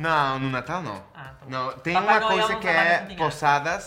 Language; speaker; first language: Portuguese; non-native, fluent; Spanish